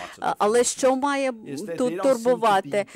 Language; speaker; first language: Ukrainian; non-native, fluent; English